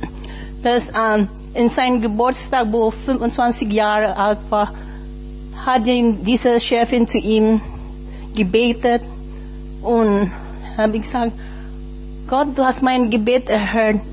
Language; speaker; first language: German; non-native, learner; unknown